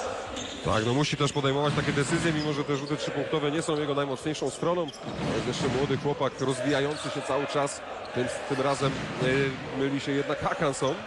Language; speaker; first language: Polish; native; Polish